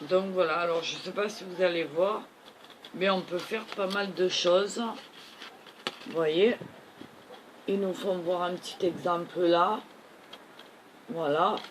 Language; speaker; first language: French; native; French